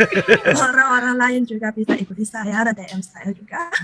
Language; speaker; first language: Indonesian; non-native, learner; Chinese